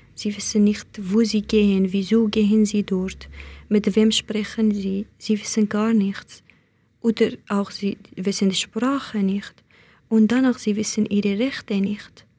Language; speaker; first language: German; non-native, learner; Central Kurdish